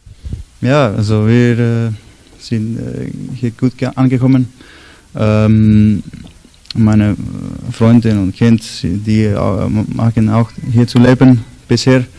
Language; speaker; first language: German; non-native, learner; Icelandic